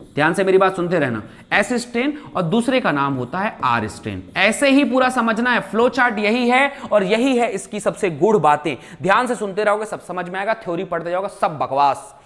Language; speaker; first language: Hindi; native; Hindi